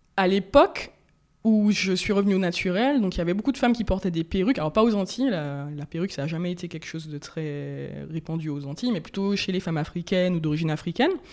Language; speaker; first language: French; native; French